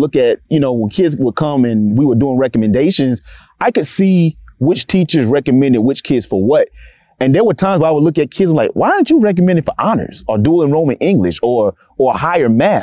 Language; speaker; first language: English; native; English